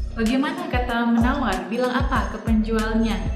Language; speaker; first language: Indonesian; native; Indonesian